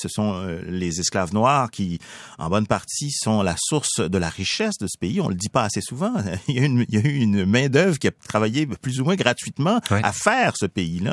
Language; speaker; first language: French; native; French